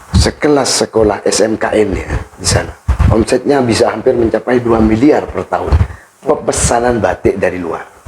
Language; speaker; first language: Indonesian; non-native, local second language; Madurese